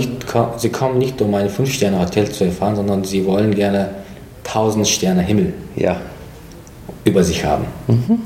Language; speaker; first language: German; non-native, fluent; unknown